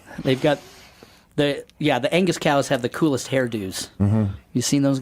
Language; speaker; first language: English; native; English